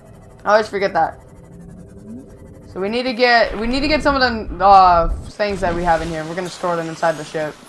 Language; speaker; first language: English; native; English